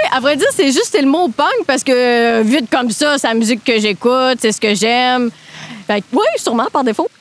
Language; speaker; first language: French; native; French